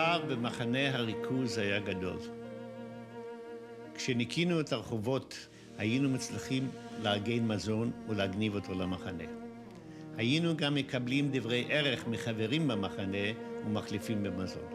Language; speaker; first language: Hebrew; non-native, fluent; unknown